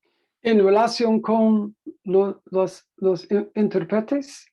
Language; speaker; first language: Spanish; non-native, learner; English